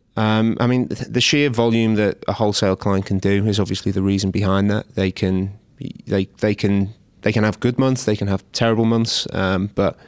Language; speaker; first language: English; native; English